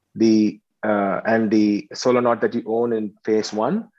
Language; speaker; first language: English; non-native, local second language; Tamil